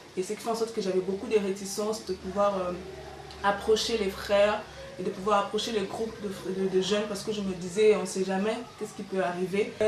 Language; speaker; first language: French; non-native, local second language; Lingala